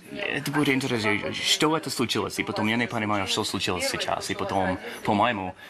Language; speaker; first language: Russian; non-native, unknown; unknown